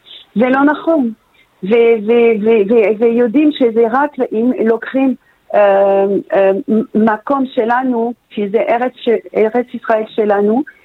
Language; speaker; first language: Hebrew; non-native, fluent; French